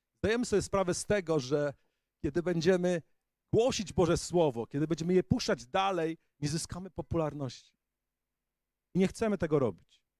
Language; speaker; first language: Polish; native; Polish